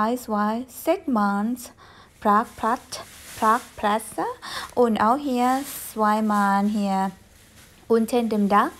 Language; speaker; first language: German; non-native, fluent; Thai